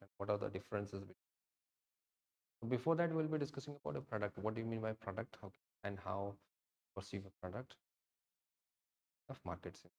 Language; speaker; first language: English; non-native, local second language; Odia